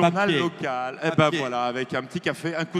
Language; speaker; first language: French; native; French